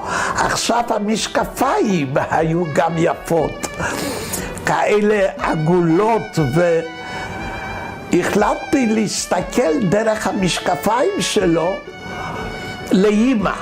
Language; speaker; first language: Hebrew; non-native, fluent; Polish